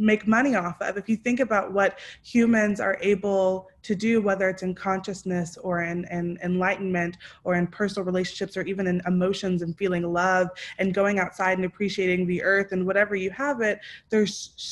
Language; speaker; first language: English; native; English